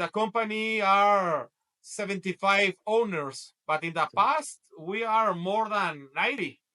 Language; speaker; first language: English; non-native, learner; Spanish